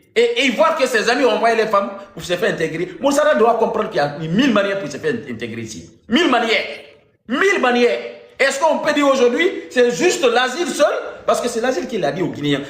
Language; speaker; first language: French; non-native, local second language; Fula